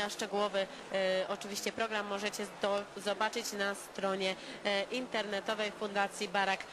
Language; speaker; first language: Polish; native; Polish